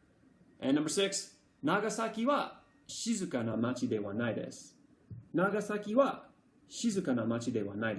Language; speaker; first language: Japanese; non-native, fluent; English